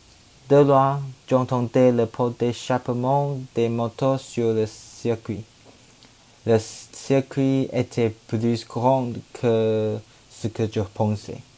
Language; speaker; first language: French; non-native, learner; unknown